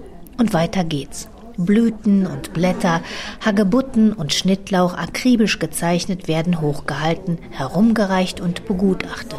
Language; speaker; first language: German; native; German